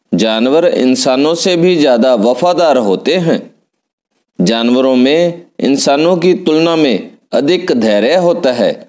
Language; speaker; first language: Hindi; non-native, local second language; Punjabi